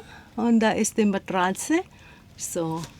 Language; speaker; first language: German; non-native, learner; Filipino